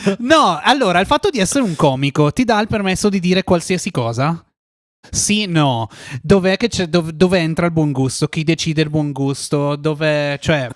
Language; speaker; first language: Italian; native; Italian